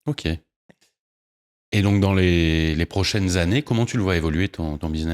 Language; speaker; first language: French; native; French